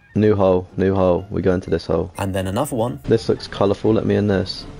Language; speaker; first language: English; native; English